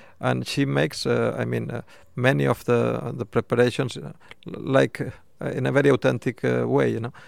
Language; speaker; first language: English; non-native, fluent; Spanish